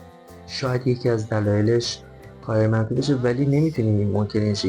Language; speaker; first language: Persian; native; Persian